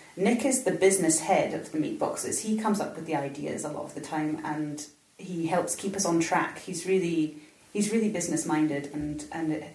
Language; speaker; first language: English; native; English